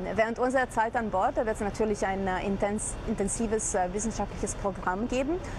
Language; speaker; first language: German; non-native, fluent; Italian